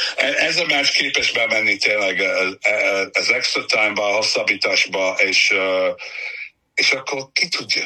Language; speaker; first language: Hungarian; non-native, fluent; English